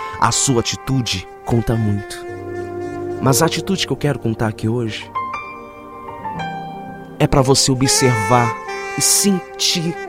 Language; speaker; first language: Portuguese; native; Portuguese